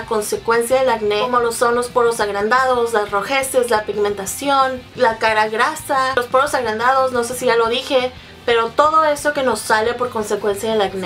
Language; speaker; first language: Spanish; native; Spanish